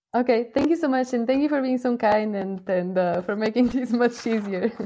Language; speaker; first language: English; non-native, fluent; Portuguese